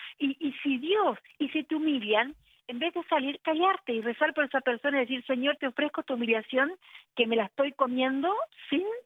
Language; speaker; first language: Spanish; native; Spanish